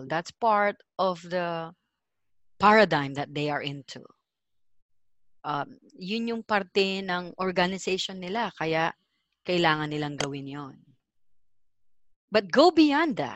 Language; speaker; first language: English; non-native, local second language; Filipino